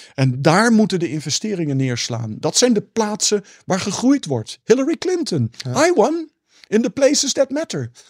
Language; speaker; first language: Dutch; native; Dutch